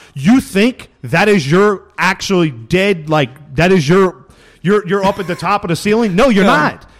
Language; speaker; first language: English; native; English